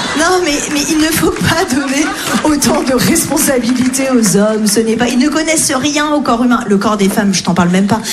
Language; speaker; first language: French; native; French